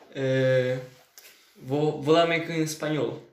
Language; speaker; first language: Portuguese; non-native, fluent; Spanish